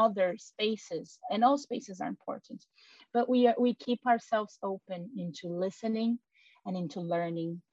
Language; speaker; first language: English; non-native, fluent; Portuguese